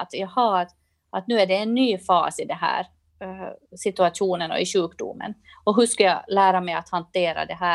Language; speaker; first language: Swedish; native; Swedish